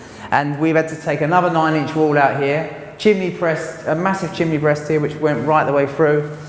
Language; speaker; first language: English; native; English